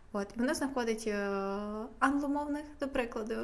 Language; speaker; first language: Ukrainian; native; Ukrainian